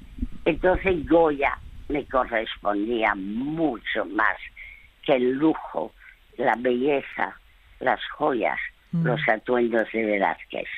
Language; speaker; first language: Spanish; early bilingual, other home language; French